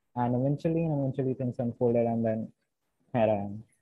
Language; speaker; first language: English; non-native, local second language; Hindi